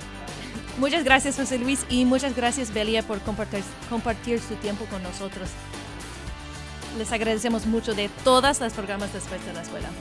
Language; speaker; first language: Spanish; non-native, fluent; English